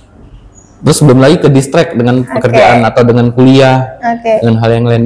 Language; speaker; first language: Indonesian; native; Indonesian